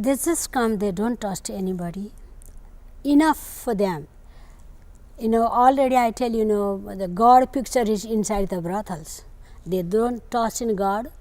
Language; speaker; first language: English; non-native, learner; Nepali